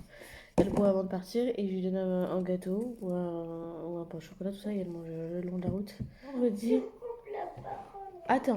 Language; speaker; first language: French; native; French